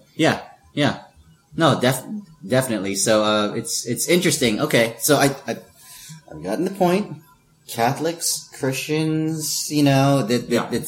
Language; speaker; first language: English; early bilingual, other home language; Filipino